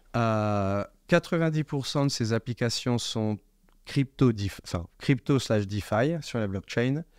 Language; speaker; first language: French; native; French